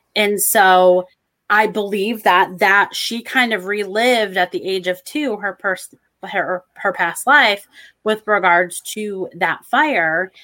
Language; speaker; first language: English; native; English